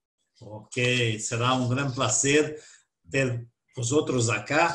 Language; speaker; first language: Spanish; non-native, learner; Portuguese